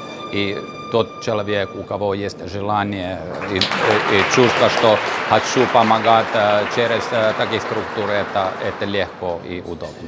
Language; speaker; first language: Russian; non-native, learner; Finnish